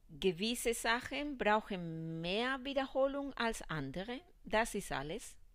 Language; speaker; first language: German; non-native, fluent; Spanish